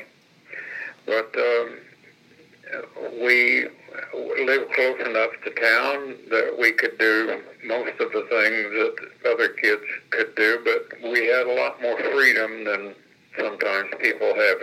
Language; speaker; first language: English; native; English